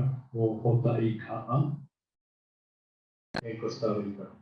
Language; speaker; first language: Spanish; non-native, fluent; Japanese